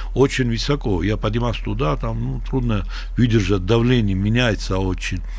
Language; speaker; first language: Russian; non-native, local second language; Georgian